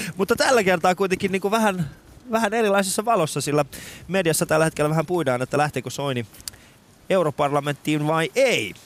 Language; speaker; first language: Finnish; non-native, fluent; Persian